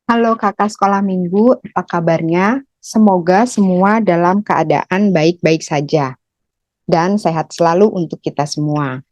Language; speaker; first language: Indonesian; native; Indonesian